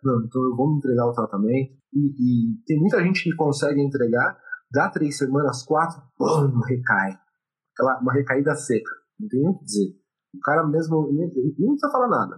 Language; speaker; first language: Portuguese; native; Portuguese